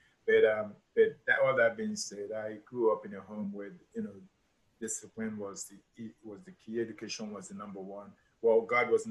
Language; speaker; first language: English; non-native, local second language; Igbo